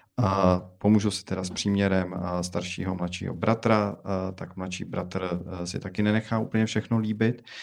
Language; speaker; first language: Czech; native; Czech